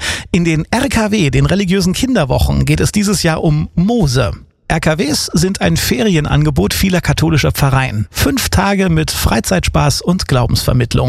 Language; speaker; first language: German; native; German